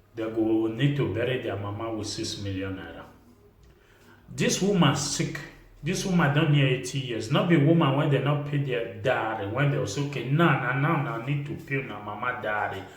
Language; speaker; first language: Nigerian Pidgin; non-native, local second language; Bini